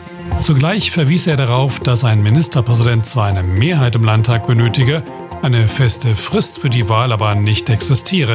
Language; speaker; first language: German; native; German